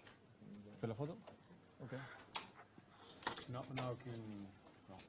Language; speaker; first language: French; non-native, fluent; Spanish